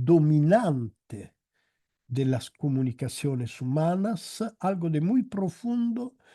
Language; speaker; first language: Spanish; non-native, fluent; Italian